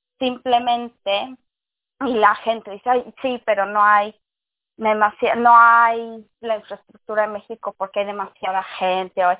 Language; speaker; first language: Spanish; early bilingual, heritage; Spanish